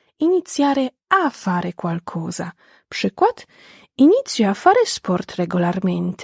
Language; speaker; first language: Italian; non-native, fluent; Polish